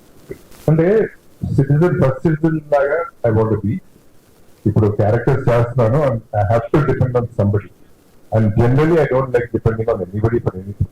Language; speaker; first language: Telugu; native; Telugu